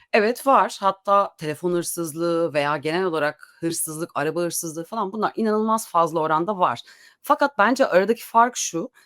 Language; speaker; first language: Turkish; native; Turkish